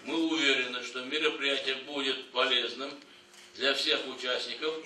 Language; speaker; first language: Russian; non-native, local second language; Kazakh